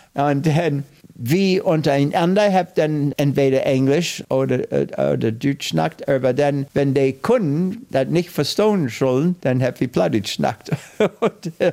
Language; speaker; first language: German; early bilingual, heritage; English